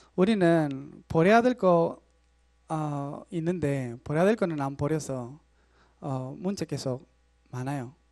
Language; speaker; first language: Korean; non-native, learner; Spanish